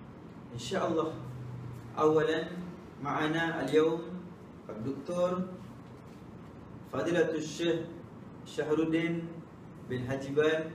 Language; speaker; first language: Arabic; non-native, learner; Malay